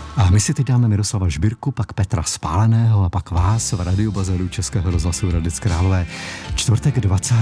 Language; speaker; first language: Czech; native; Czech